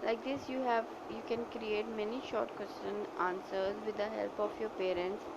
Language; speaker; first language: English; non-native, local second language; Urdu